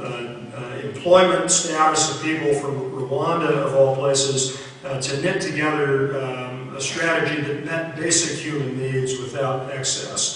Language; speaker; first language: English; native; English